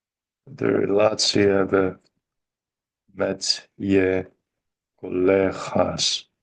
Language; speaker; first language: Dutch; non-native, learner; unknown